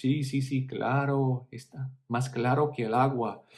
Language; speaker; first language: Spanish; non-native, fluent; Serbian